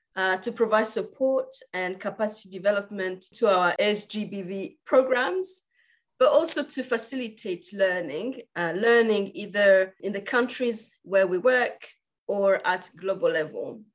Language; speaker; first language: English; non-native, local second language; Kinyarwanda